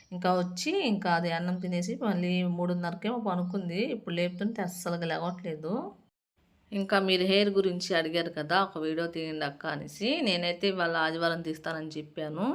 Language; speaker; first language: Telugu; native; Telugu